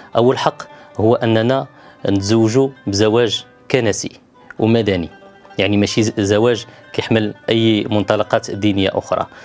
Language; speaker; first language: Arabic; native; Arabic